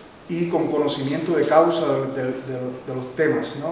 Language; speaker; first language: Spanish; native; Spanish